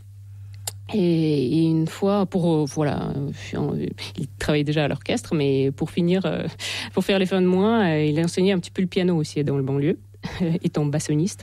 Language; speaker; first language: French; non-native, fluent; Russian